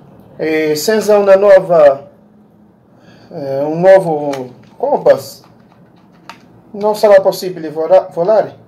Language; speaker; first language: Italian; non-native, learner; Portuguese